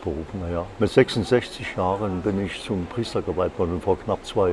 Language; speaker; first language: German; native; German